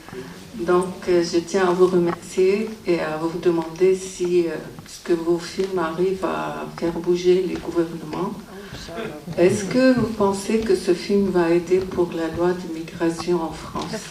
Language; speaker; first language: French; non-native, fluent; Arabic